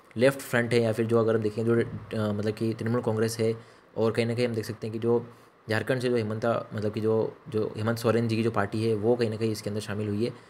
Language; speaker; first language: Hindi; native; Hindi